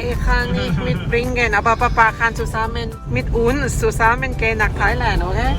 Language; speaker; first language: German; non-native, learner; Thai